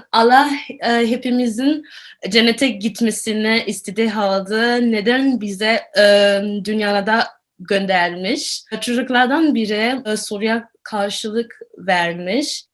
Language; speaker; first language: Turkish; non-native, learner; German